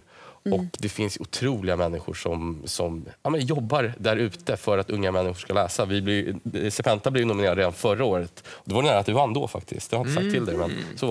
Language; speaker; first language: Swedish; native; Swedish